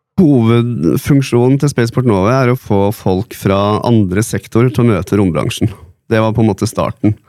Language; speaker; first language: Norwegian; native; Norwegian